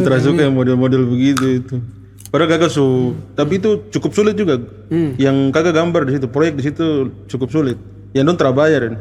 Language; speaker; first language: Malay; native; Malay